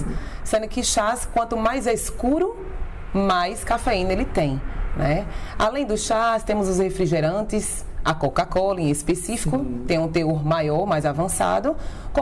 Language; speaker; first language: Portuguese; native; Portuguese